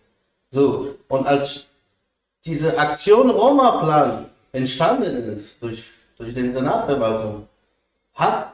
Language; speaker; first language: German; non-native, fluent; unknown